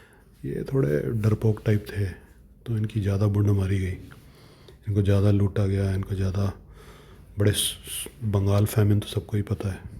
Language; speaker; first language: Hindi; native; Hindi